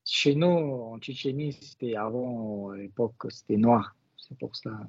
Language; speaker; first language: French; non-native, learner; Russian